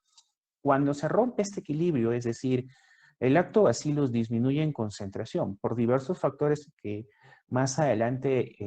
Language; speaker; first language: Spanish; native; Spanish